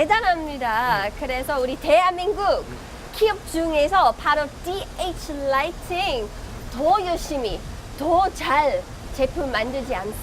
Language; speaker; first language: Korean; non-native, learner; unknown